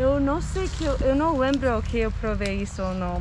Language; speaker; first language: Portuguese; non-native, fluent; English